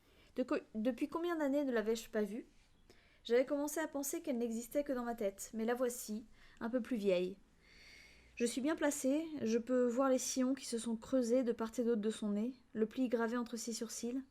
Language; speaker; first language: French; native; French